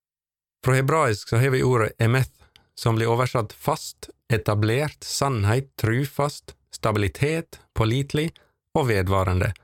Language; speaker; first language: Norwegian; native; Norwegian